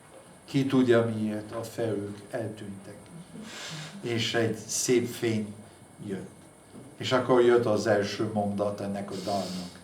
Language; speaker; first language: Hungarian; non-native, fluent; French